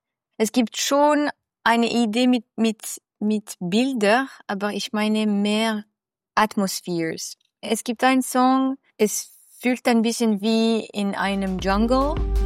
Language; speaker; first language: German; non-native, fluent; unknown